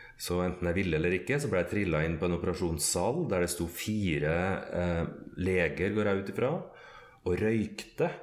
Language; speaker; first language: Norwegian; native; Norwegian